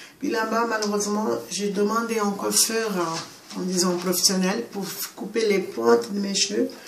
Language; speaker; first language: French; non-native, fluent; Portuguese